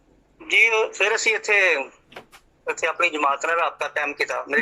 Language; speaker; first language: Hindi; non-native, local second language; Punjabi